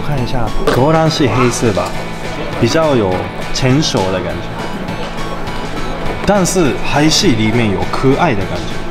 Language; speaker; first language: Chinese; non-native, learner; Japanese